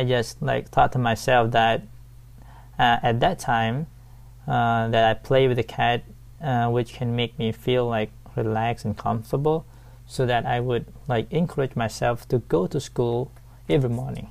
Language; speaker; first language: English; non-native, fluent; Thai